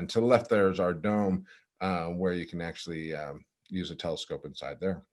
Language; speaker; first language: English; native; English